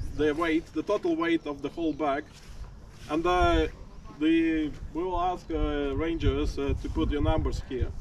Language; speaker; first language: English; non-native, fluent; Russian